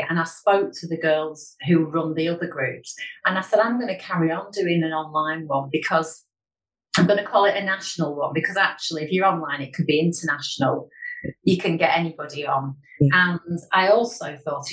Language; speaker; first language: English; native; English